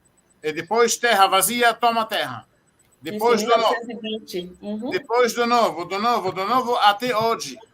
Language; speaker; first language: Portuguese; non-native, fluent; Arabic